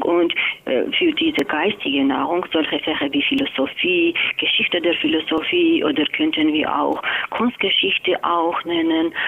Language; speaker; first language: German; non-native, fluent; Georgian